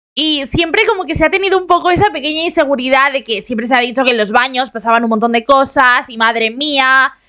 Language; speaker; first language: Spanish; native; Spanish